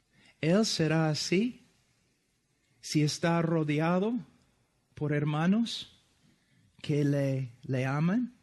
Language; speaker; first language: Spanish; non-native, fluent; English